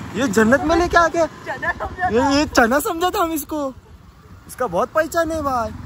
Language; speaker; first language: Hindi; non-native, local second language; Marathi